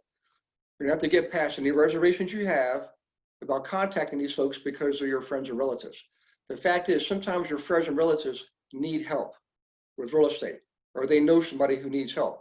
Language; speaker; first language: English; native; English